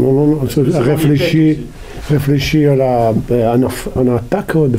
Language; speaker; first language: French; non-native, learner; Italian